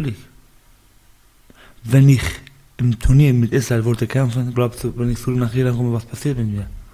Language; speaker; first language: German; non-native, learner; Baluchi